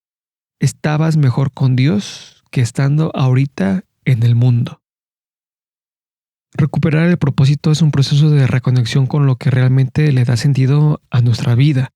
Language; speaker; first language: Spanish; native; Spanish